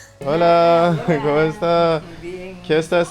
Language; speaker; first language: Spanish; non-native, learner; Persian